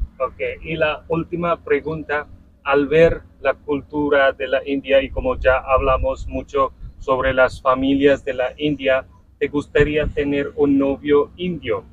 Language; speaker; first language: Spanish; non-native, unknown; Hindi